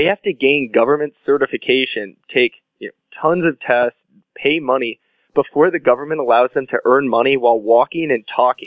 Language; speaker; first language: English; native; English